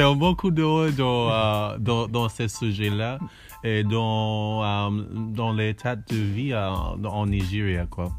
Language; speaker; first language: French; non-native, learner; English